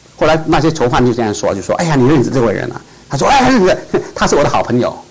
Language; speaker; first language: Chinese; non-native, local second language; Cantonese